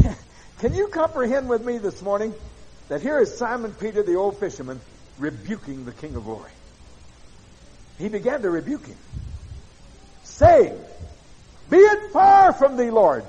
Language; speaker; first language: English; native; English